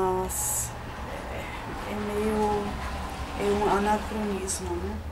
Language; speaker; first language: Portuguese; non-native, fluent; German